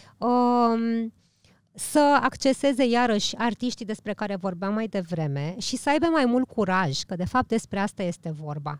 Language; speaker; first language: Romanian; early bilingual, heritage; Romanian